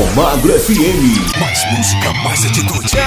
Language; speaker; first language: Portuguese; native; Portuguese